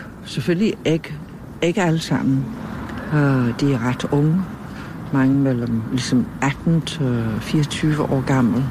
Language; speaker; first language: Danish; non-native, fluent; English